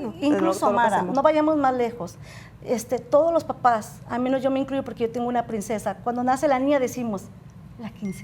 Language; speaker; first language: Spanish; native; Spanish